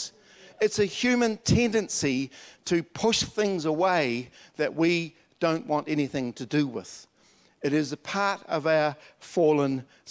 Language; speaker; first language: English; native; English